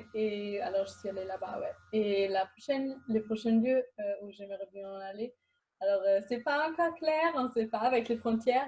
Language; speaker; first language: French; non-native, fluent; German